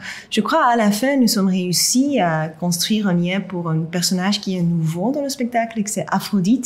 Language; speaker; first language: French; non-native, local second language; Dutch